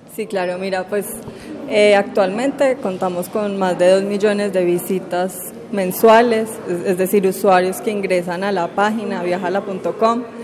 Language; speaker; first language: Spanish; native; Spanish